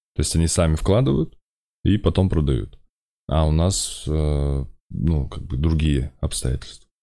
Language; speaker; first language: Russian; native; Russian